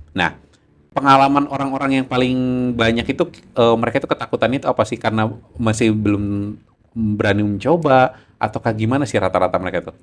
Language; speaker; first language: Indonesian; native; Indonesian